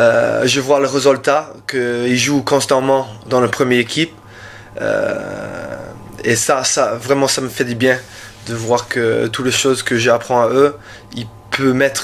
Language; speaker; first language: French; non-native, learner; English